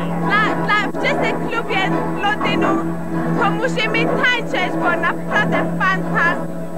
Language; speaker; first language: Polish; early bilingual, heritage; Polish